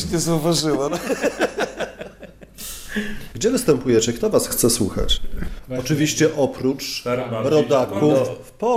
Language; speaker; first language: Polish; native; Polish